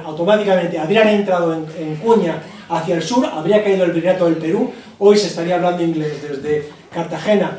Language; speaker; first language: Spanish; native; Spanish